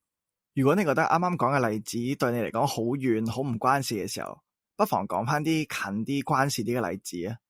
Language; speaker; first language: Cantonese; native; Cantonese